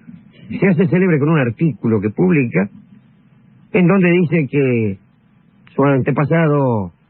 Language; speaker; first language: Spanish; native; Spanish